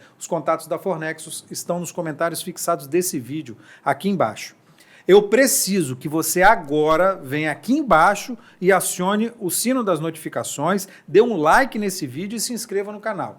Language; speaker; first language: Portuguese; native; Portuguese